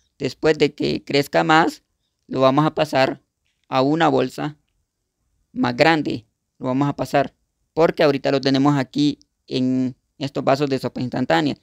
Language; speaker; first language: Spanish; native; Spanish